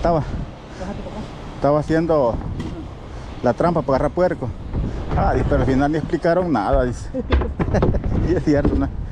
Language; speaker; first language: Spanish; native; Spanish